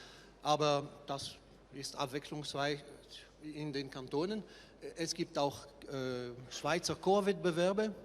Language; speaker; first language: German; non-native, fluent; French